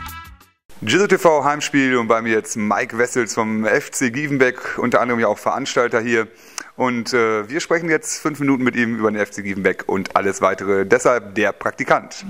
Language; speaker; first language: German; native; German